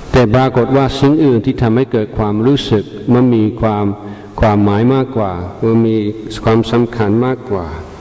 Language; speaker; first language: Thai; non-native, fluent; English